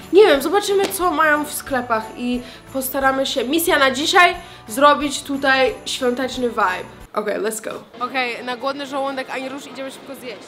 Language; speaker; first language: Polish; early bilingual, heritage; Polish